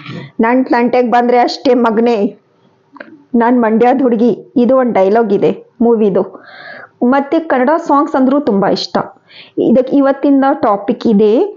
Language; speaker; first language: Kannada; non-native, local second language; Hindi